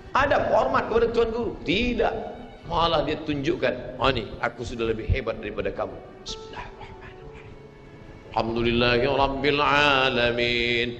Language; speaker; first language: Malay; native; Malay